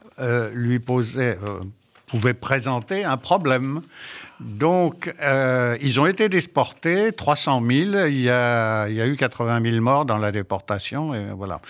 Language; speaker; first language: French; native; French